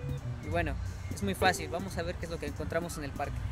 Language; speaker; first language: Spanish; native; Spanish